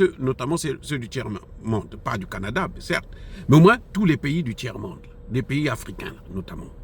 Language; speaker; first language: French; non-native, local second language; Lingala